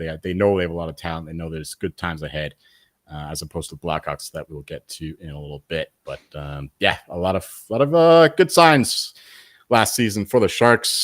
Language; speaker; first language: English; native; English